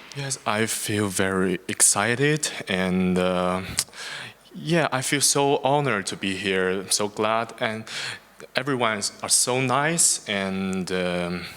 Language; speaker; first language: English; non-native, fluent; Chinese